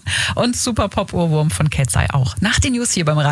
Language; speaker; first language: German; native; German